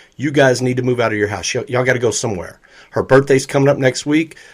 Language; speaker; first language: English; native; English